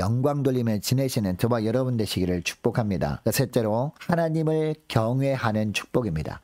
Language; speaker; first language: Korean; native; Korean